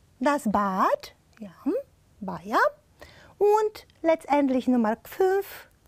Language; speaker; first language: German; non-native, fluent; Romanian